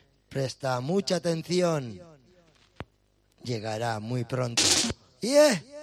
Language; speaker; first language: Spanish; native; Spanish